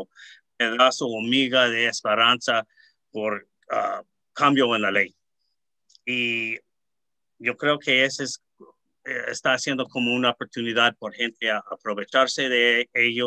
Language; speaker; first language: Spanish; early bilingual, heritage; Spanish